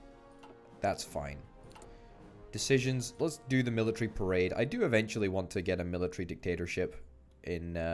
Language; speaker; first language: English; native; English